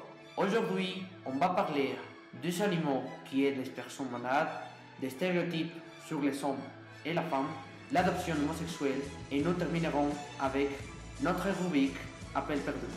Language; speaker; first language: French; non-native, learner; Spanish